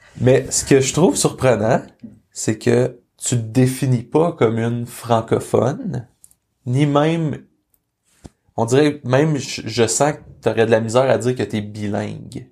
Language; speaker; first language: French; native; French